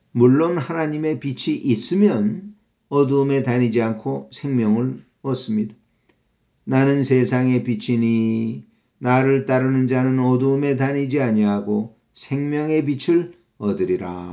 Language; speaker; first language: Korean; native; Korean